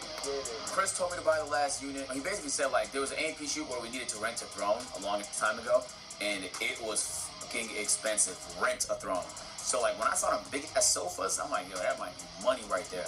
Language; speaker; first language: English; native; English